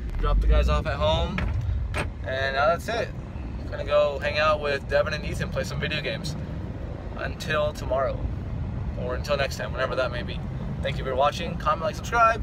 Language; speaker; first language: English; native; English